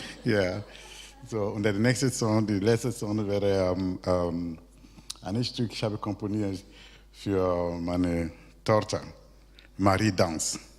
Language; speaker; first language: German; non-native, learner; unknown